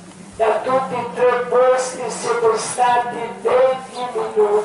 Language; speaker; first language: Italian; non-native, learner; Croatian